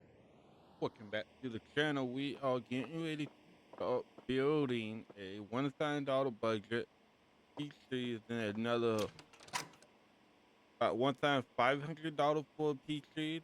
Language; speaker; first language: English; native; English